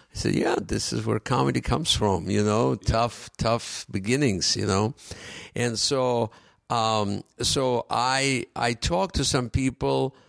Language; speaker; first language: English; non-native, fluent; Russian